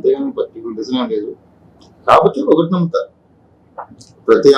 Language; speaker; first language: Telugu; native; Telugu